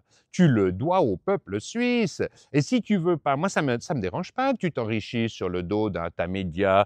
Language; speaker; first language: French; native; French